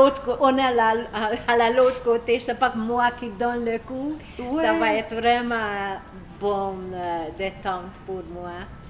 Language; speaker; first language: French; non-native, learner; Hungarian